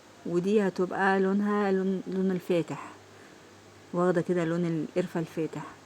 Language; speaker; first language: Arabic; native; Arabic